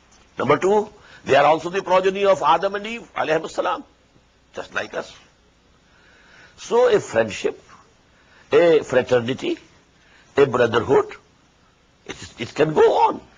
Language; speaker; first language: English; non-native, local second language; Urdu